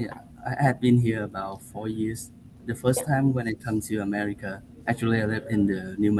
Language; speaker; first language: English; non-native, learner; Vietnamese